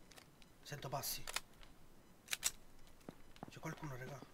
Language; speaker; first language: Italian; native; Italian